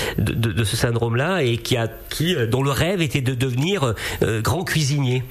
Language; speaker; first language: French; native; French